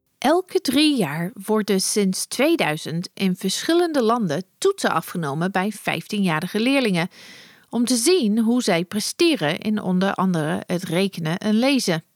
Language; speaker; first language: Dutch; non-native, fluent; English